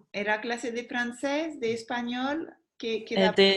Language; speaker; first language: Spanish; non-native, fluent; French